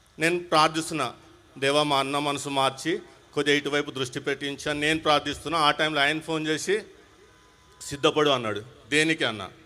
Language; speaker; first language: Telugu; non-native, local second language; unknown